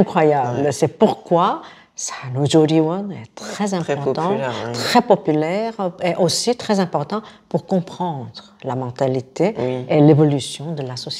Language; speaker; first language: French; non-native, fluent; Korean